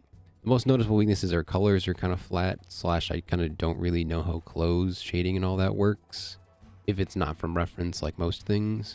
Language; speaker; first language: English; native; English